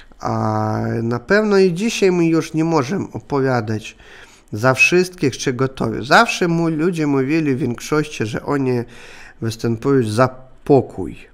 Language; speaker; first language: Polish; non-native, learner; Russian